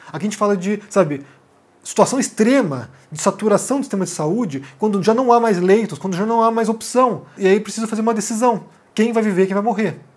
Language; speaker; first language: Portuguese; native; Portuguese